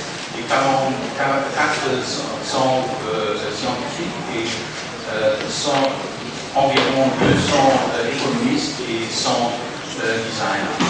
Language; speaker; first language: French; non-native, fluent; German